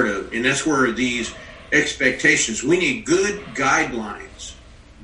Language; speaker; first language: English; native; English